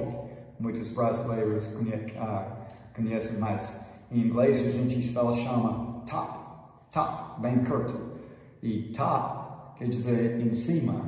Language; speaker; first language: Portuguese; non-native, fluent; English